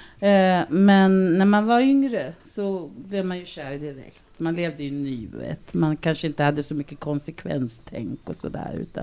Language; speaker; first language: Swedish; early bilingual, other home language; Spanish